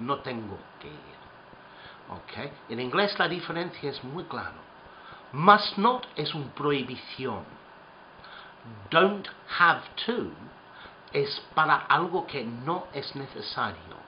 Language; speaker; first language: Spanish; non-native, fluent; English